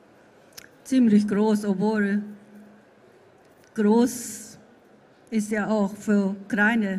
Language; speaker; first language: German; non-native, fluent; Japanese